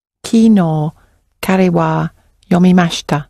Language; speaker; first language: Japanese; non-native, learner; English